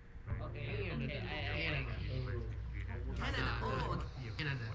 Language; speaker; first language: English; non-native, learner; Japanese